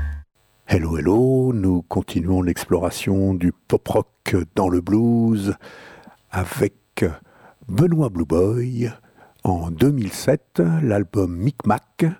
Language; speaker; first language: French; native; French